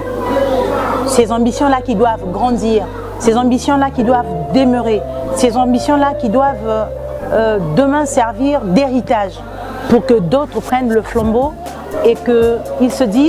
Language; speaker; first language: French; non-native, local second language; Lingala